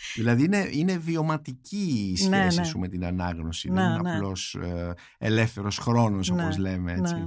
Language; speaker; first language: Greek; non-native, fluent; German